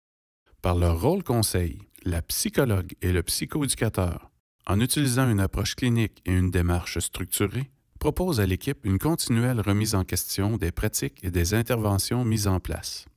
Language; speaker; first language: French; native; French